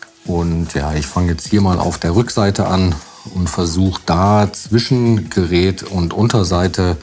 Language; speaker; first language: German; native; German